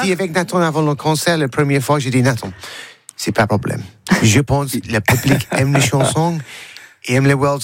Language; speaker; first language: French; non-native, learner; English